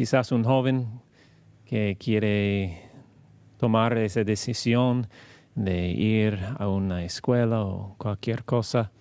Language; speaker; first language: Spanish; non-native, learner; English